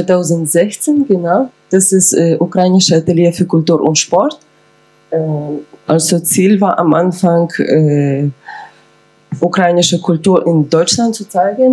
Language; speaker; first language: German; non-native, fluent; Ukrainian